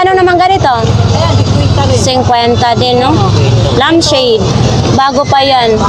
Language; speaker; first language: Filipino; native; Filipino